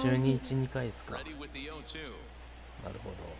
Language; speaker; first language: Japanese; native; Japanese